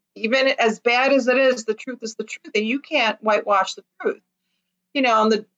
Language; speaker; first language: English; early bilingual, other home language; Lithuanian